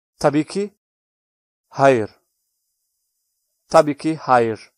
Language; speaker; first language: Turkish; non-native, fluent; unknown